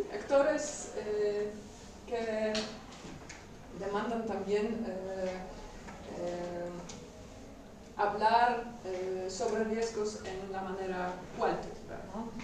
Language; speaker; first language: Spanish; non-native, learner; Polish